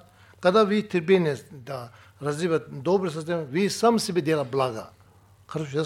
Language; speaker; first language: Russian; non-native, learner; Tibetan